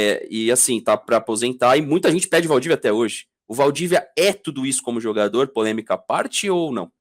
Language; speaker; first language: Portuguese; native; Portuguese